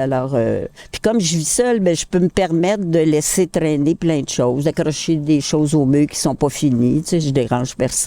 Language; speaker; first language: French; native; French